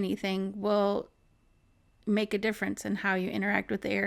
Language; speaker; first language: English; native; English